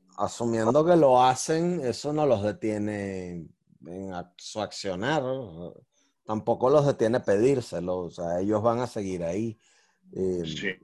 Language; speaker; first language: Spanish; native; Spanish